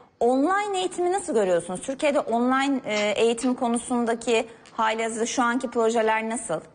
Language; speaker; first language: Turkish; native; Turkish